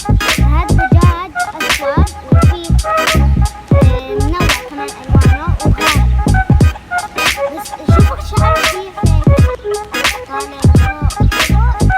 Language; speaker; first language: Arabic; native; Arabic